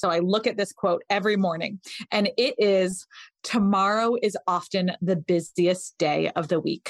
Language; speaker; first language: English; native; English